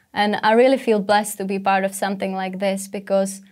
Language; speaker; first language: English; non-native, fluent; Czech